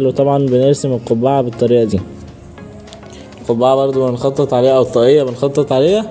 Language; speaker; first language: Arabic; native; Arabic